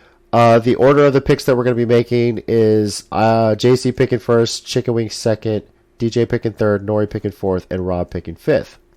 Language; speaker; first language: English; native; English